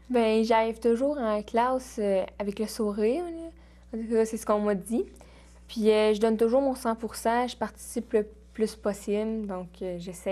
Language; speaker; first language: French; native; French